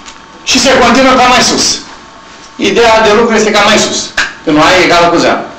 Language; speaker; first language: Romanian; native; Romanian